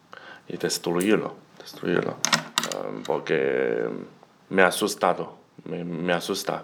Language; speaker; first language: Spanish; non-native, learner; Chinese